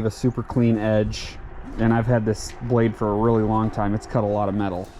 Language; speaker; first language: English; native; English